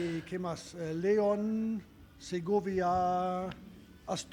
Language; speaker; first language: Spanish; non-native, learner; German